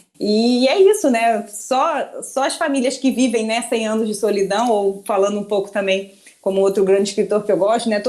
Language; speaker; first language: Portuguese; early bilingual, other home language; Spanish